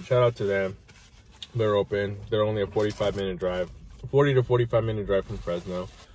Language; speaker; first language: English; early bilingual, other home language; Spanish